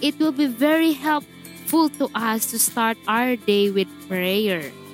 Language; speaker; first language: English; non-native, local second language; Filipino